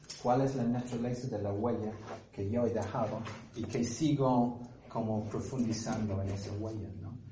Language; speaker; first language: Spanish; non-native, fluent; English